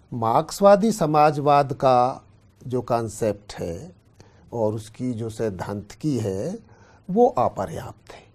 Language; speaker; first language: Hindi; native; Hindi